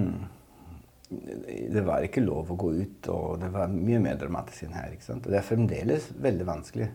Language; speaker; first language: Norwegian; non-native, fluent; Italian